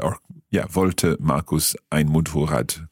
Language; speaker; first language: German; non-native, learner; English